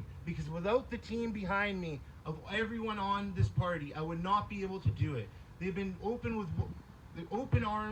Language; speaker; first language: English; early bilingual, other home language; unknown